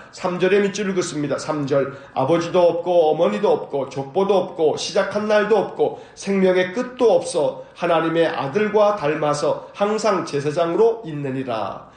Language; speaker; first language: Korean; native; Korean